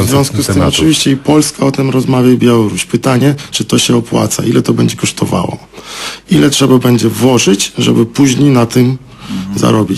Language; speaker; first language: Polish; non-native, fluent; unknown